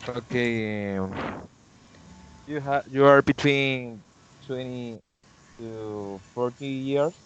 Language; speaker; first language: English; non-native, learner; Spanish